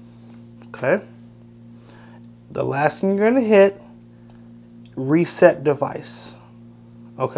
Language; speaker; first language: English; native; English